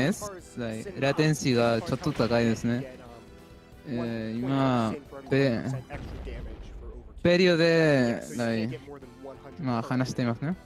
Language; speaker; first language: Japanese; non-native, learner; Spanish